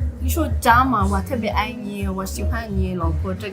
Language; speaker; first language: Chinese; non-native, learner; Amharic